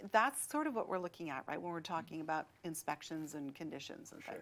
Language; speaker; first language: English; native; English